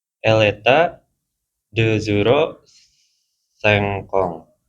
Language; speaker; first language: French; non-native, learner; Indonesian